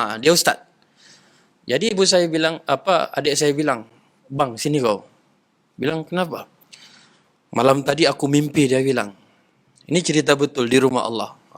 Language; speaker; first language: Malay; non-native, local second language; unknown